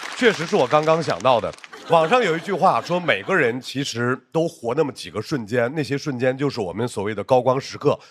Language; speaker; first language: Chinese; native; Chinese